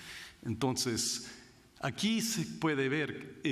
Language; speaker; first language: Spanish; non-native, fluent; English